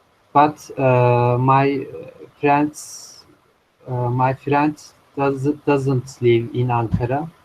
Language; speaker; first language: English; non-native, learner; Turkish